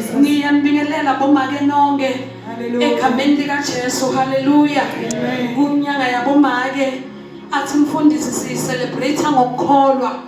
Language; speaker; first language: Zulu; non-native, local second language; Swati